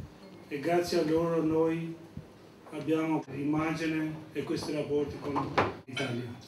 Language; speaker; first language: Italian; non-native, fluent; Albanian